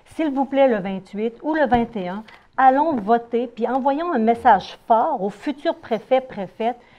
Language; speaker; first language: French; native; French